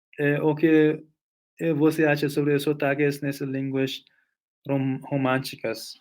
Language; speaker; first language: Portuguese; non-native, fluent; Nepali